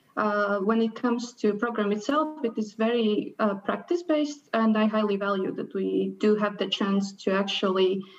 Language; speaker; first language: English; non-native, fluent; Latvian